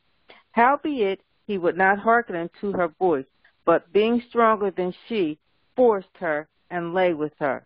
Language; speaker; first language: English; native; English